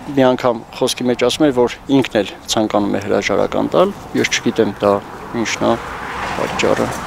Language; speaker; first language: Armenian; native; Armenian